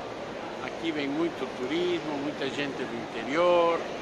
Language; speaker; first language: Portuguese; non-native, fluent; Spanish